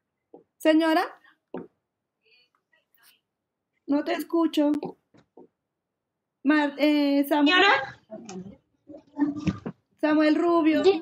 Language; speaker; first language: Spanish; native; Spanish